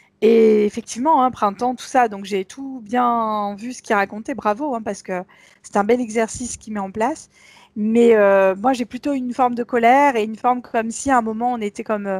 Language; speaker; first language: French; native; French